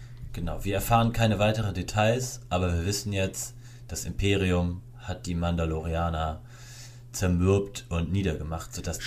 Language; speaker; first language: German; native; German